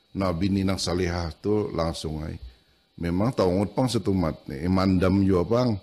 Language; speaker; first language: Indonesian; non-native, local second language; Banjar